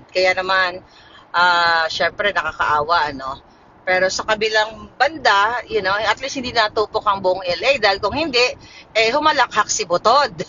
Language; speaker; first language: Filipino; non-native, local second language; Hiligaynon